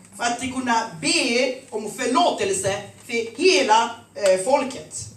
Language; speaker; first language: Swedish; non-native, fluent; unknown